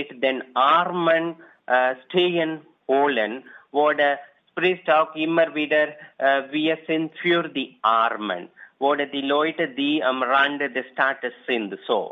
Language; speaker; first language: German; non-native, learner; Tamil